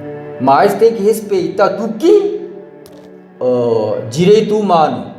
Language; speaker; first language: Portuguese; non-native, learner; Korean